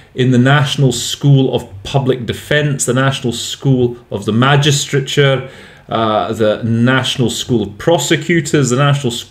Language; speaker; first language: English; native; English